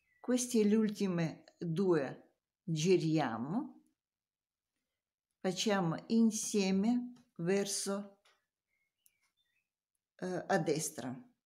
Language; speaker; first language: Italian; non-native, learner; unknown